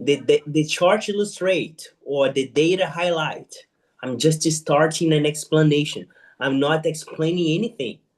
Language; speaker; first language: English; non-native, fluent; Portuguese